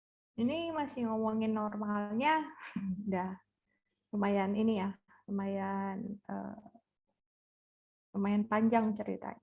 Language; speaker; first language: Indonesian; native; Indonesian